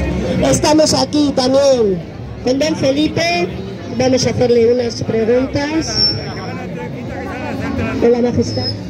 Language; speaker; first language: Spanish; native; Spanish